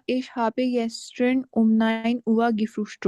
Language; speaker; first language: German; non-native, learner; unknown